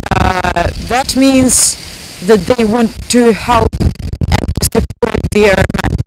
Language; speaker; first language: English; non-native, fluent; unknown